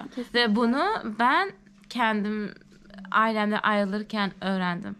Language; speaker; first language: Turkish; non-native, fluent; Turkmen